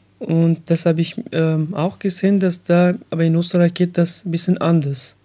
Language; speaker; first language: German; non-native, learner; Persian